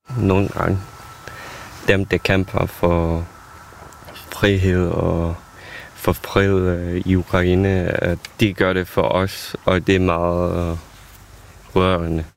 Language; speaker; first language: Danish; non-native, fluent; Ukrainian